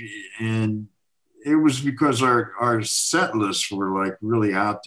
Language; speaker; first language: English; native; English